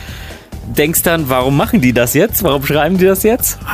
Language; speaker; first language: German; native; German